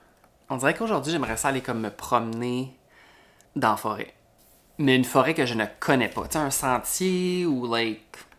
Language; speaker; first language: French; native; French